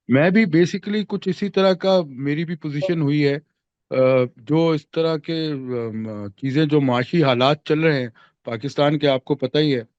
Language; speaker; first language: Urdu; native; Urdu